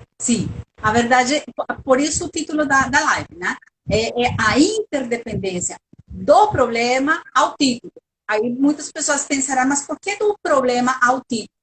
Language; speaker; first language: Portuguese; non-native, fluent; Spanish